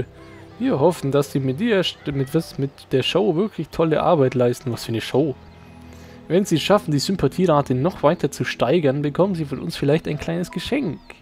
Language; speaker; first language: German; native; German